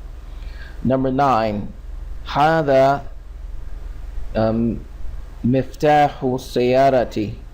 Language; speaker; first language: Arabic; non-native, fluent; English